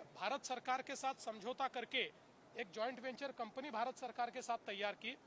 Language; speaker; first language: Hindi; non-native, local second language; Marathi